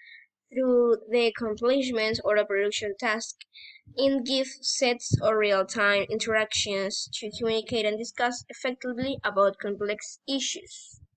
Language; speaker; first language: English; non-native, learner; Spanish